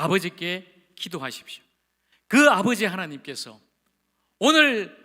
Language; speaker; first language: Korean; native; Korean